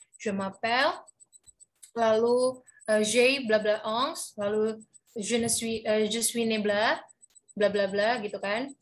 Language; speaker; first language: French; non-native, fluent; Indonesian